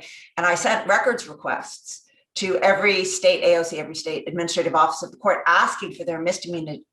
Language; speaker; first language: English; native; English